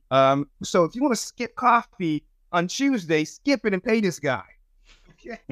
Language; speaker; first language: English; non-native, fluent; Haitian Creole